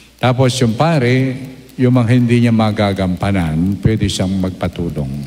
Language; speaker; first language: Filipino; non-native, local second language; Pampanga